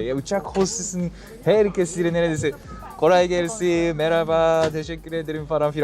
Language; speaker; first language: Turkish; non-native, fluent; Japanese